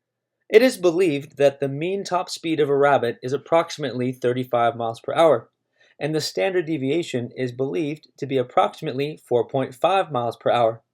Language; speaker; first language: English; native; English